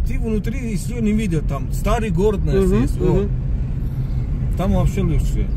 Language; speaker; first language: Russian; non-native, local second language; Uzbek